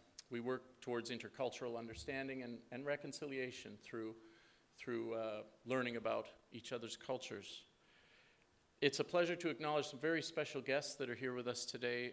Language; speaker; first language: English; native; English